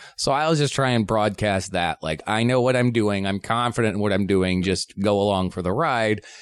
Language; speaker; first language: English; native; English